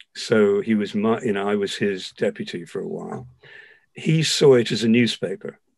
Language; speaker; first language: English; native; English